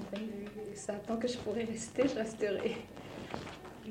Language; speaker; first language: French; native; French